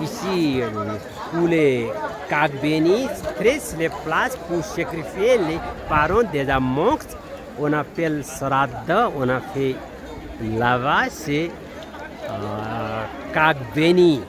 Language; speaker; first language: French; non-native, learner; Nepali